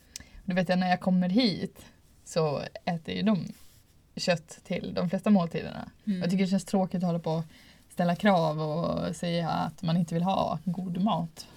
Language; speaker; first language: Swedish; native; Swedish